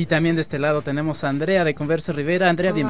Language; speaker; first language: Spanish; native; Spanish